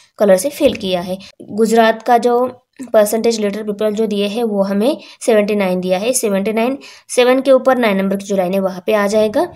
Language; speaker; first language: Hindi; non-native, local second language; Marathi